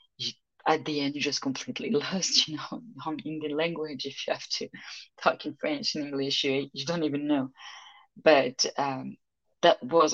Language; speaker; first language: English; non-native, fluent; French